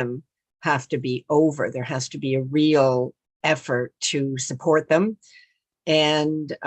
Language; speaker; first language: English; native; English